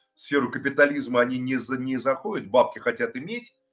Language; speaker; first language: Russian; native; Russian